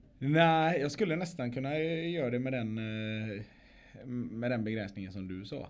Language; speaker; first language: Swedish; native; Swedish